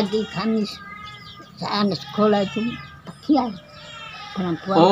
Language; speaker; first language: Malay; non-native, local second language; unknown